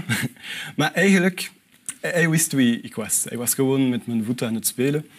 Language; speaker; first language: Dutch; non-native, local second language; French